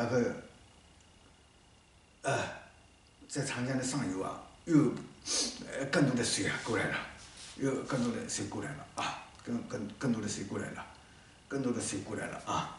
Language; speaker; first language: Chinese; native; Chinese